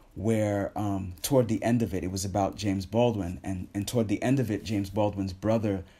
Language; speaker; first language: English; native; English